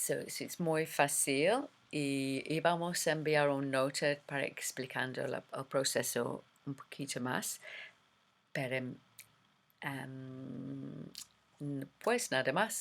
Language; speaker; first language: Spanish; non-native, learner; English